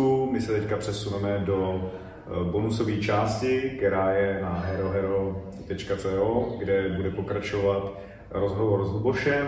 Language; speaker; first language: Czech; native; Czech